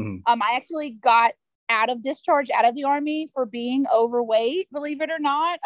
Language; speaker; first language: English; native; English